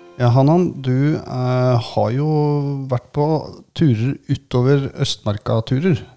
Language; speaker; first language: Norwegian; native; Norwegian